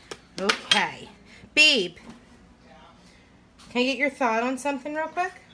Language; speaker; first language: English; native; English